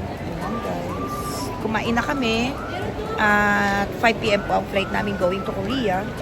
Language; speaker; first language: Filipino; native; Filipino